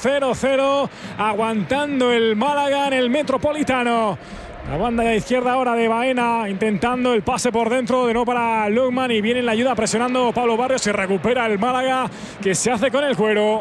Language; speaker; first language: Spanish; native; Spanish